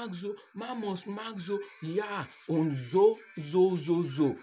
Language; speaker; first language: German; non-native, learner; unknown